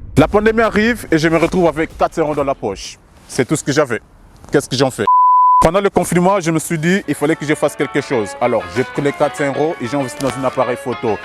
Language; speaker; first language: French; non-native, fluent; Portuguese